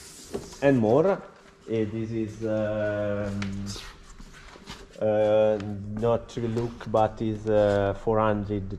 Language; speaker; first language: English; non-native, learner; Italian